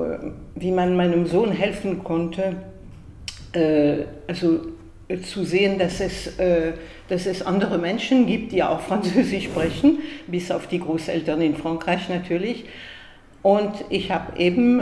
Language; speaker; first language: German; non-native, fluent; French